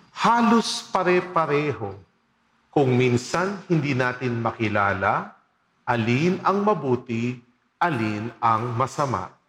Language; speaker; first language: Filipino; native; Filipino